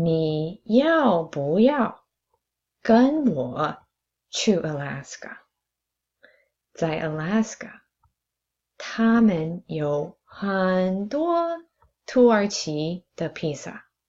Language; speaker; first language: Chinese; non-native, fluent; English